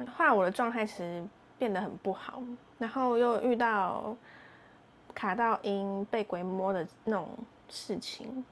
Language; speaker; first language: Chinese; native; Chinese